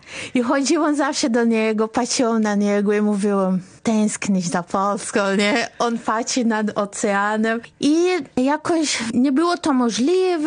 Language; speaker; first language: Polish; non-native, fluent; Portuguese